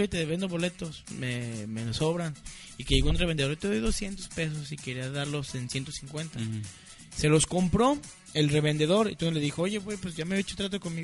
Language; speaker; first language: Spanish; native; Spanish